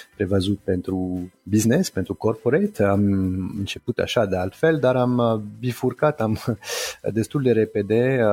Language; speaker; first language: Romanian; non-native, fluent; French